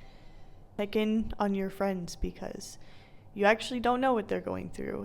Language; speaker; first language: English; native; English